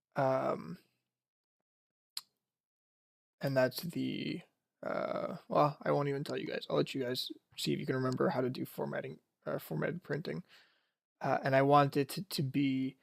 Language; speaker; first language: English; native; English